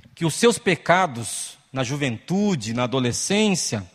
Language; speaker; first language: Portuguese; native; Portuguese